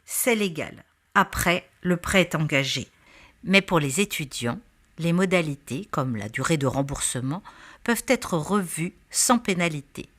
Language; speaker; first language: French; native; French